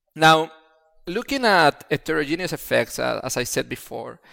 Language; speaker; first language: English; non-native, fluent; Spanish